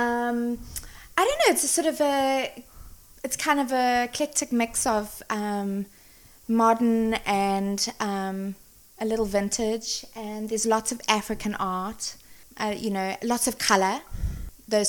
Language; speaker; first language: English; native; English